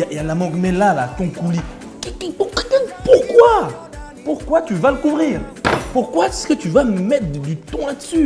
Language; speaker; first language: French; native; French